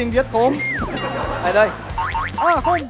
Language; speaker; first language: Vietnamese; non-native, learner; Russian